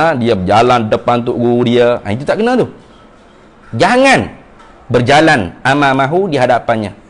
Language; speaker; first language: Malay; native; Malay